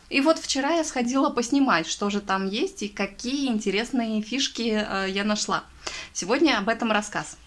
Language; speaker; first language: Russian; native; Russian